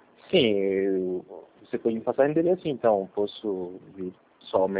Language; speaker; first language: Portuguese; non-native, fluent; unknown